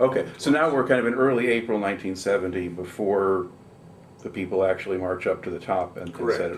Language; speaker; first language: English; native; English